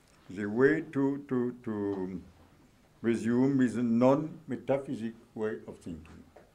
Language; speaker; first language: English; non-native, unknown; French